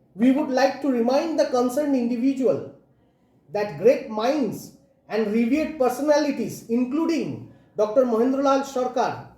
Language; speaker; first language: English; non-native, local second language; Bangla